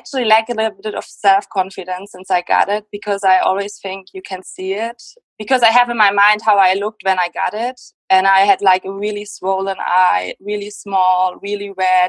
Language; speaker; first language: English; non-native, fluent; German